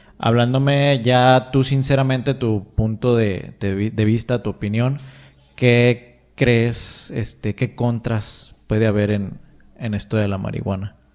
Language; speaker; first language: Spanish; native; Spanish